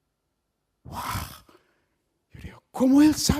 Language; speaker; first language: Spanish; non-native, fluent; English